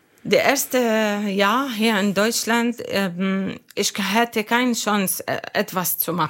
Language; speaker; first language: German; non-native, learner; Arabic